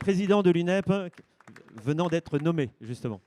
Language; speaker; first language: French; native; French